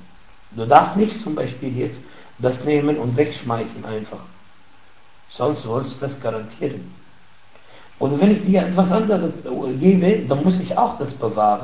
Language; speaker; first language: German; non-native, fluent; Arabic